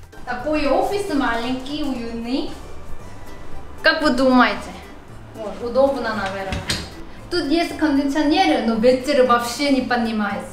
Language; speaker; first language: Russian; non-native, fluent; Korean